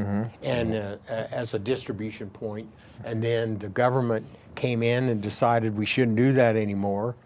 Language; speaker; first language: English; native; English